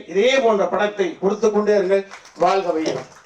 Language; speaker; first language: Tamil; native; Tamil